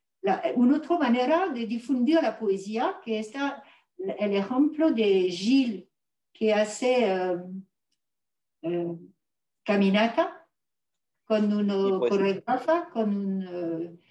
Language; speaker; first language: Spanish; non-native, learner; French